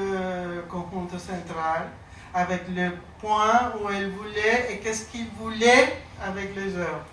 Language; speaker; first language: French; non-native, learner; Spanish